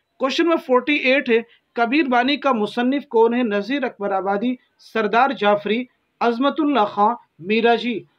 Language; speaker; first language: Hindi; native; Hindi